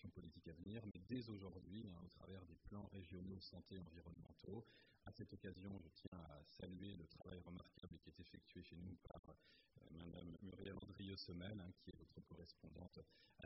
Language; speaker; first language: French; native; French